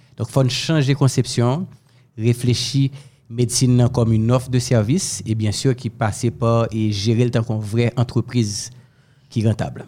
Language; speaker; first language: French; non-native, local second language; Haitian Creole